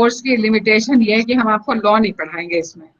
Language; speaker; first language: Hindi; native; Hindi